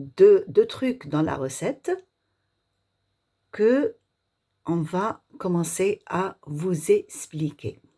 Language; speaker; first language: French; non-native, local second language; Arabic